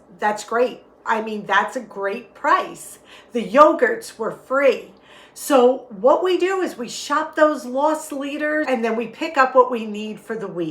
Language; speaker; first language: English; native; English